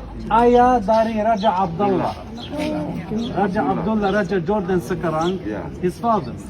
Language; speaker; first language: Indonesian; non-native, fluent; Arabic